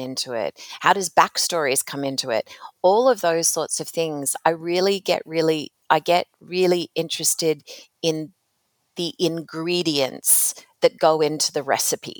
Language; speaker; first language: English; native; English